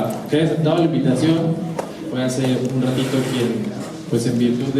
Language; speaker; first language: Spanish; native; Spanish